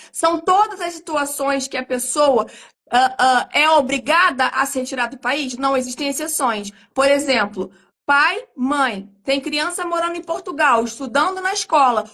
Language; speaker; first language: Portuguese; native; Portuguese